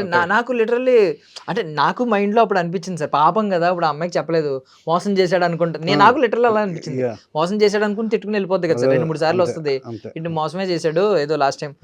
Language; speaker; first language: Telugu; native; Telugu